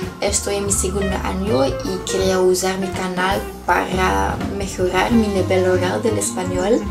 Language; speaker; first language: Spanish; non-native, learner; Dutch